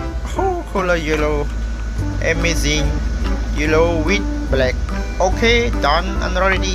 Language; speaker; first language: English; non-native, learner; Khmer